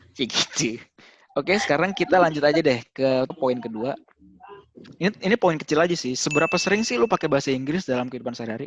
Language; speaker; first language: Indonesian; native; Indonesian